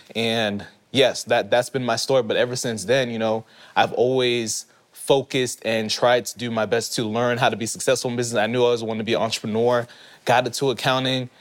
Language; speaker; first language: English; early bilingual, other home language; Haitian Creole